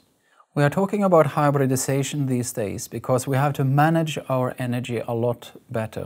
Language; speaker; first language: English; non-native, fluent; Norwegian